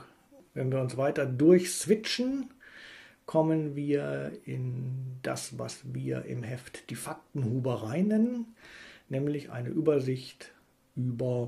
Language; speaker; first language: German; native; German